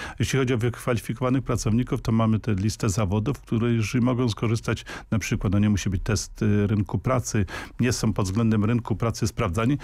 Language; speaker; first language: Polish; native; Polish